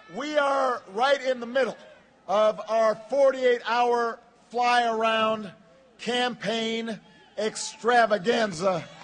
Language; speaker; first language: English; native; English